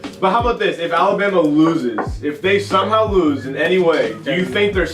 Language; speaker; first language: English; native; English